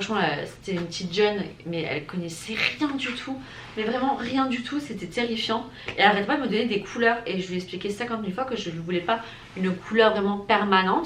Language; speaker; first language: French; native; French